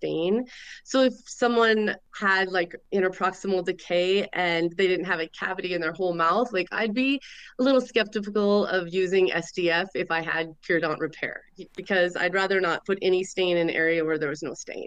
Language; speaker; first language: English; native; English